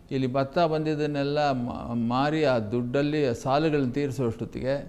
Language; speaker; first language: Kannada; native; Kannada